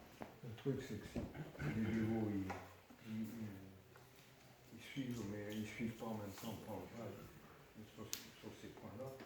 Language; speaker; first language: French; native; French